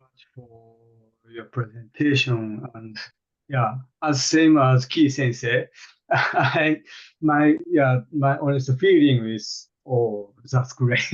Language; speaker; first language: English; non-native, fluent; Japanese